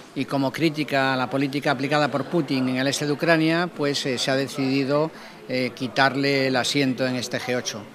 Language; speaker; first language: Spanish; native; Spanish